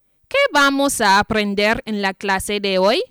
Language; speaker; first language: Spanish; non-native, fluent; English